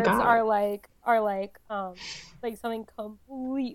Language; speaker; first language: English; native; English